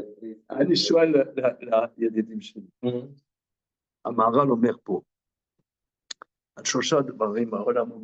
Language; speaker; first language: Hebrew; non-native, fluent; French